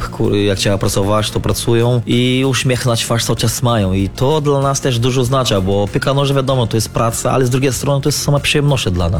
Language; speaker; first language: Polish; non-native, learner; Portuguese